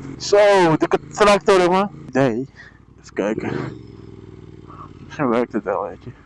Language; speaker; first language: Dutch; native; Dutch